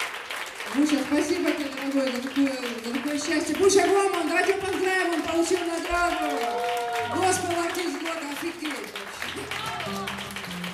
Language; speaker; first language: Russian; native; Russian